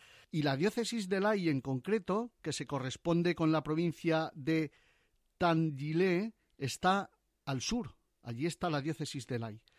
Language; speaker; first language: Spanish; native; Spanish